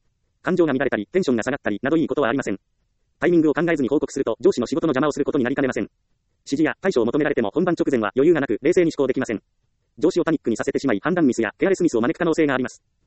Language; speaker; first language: Japanese; native; Japanese